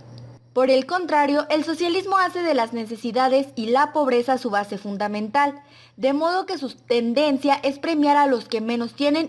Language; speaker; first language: Spanish; native; Spanish